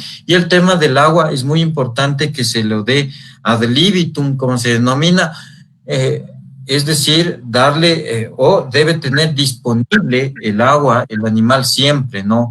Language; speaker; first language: Spanish; native; Spanish